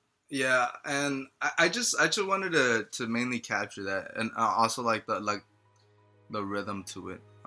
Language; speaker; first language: English; early bilingual, other home language; Spanish